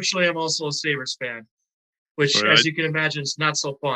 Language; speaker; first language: English; native; English